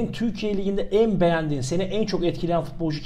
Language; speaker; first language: Turkish; native; Turkish